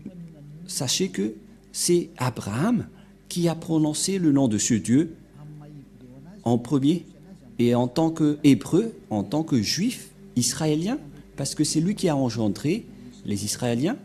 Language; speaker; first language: French; non-native, local second language; Malagasy